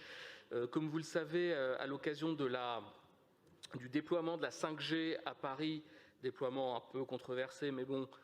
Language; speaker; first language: French; native; French